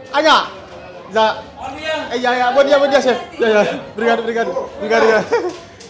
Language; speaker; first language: Portuguese; non-native, fluent; Vietnamese